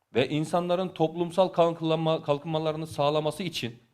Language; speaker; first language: Turkish; native; Turkish